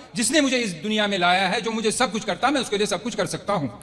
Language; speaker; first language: Hindi; non-native, local second language; Kashmiri